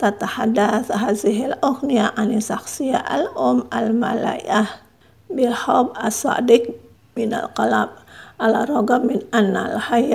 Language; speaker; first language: Arabic; non-native, fluent; Indonesian